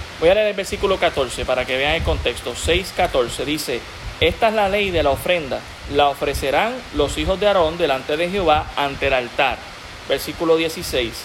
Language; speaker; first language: Spanish; native; Spanish